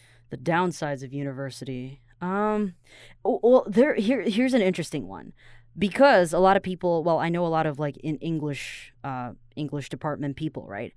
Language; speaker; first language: English; non-native, fluent; Chinese